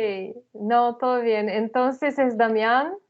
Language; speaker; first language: Spanish; non-native, fluent; Portuguese